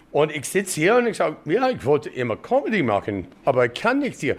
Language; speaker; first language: German; non-native, learner; English